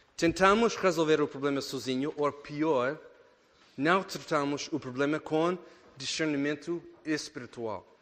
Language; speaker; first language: Portuguese; non-native, fluent; English